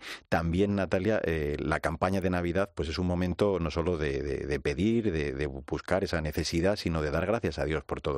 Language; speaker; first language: Spanish; native; Spanish